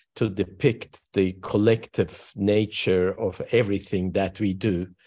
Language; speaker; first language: English; non-native, fluent; Turkish